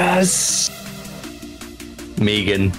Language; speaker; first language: English; native; English